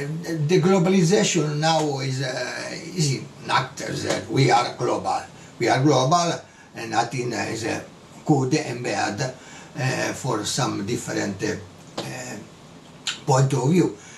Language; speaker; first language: English; non-native, learner; Italian